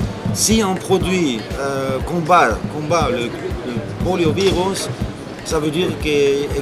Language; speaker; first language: French; non-native, fluent; German